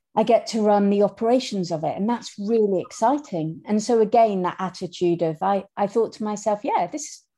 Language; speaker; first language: English; native; English